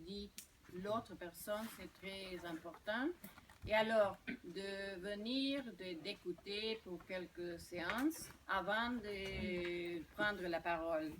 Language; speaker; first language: French; non-native, fluent; Spanish